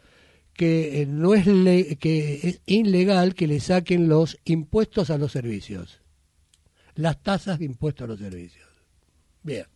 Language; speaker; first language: Spanish; native; Spanish